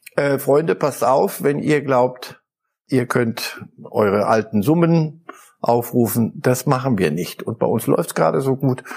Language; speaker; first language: German; early bilingual, other home language; Polish